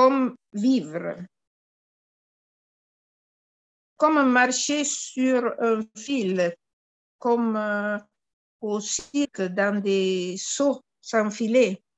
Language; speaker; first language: French; non-native, fluent; Italian